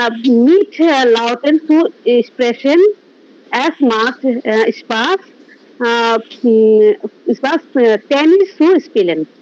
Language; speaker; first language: German; non-native, learner; Bangla